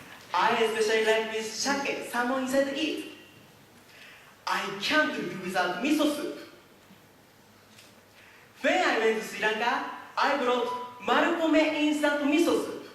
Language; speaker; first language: English; non-native, learner; Japanese